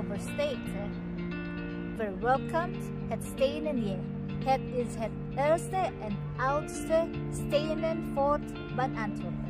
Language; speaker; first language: Dutch; non-native, learner; Filipino